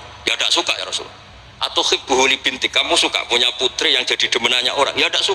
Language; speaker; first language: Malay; non-native, local second language; Javanese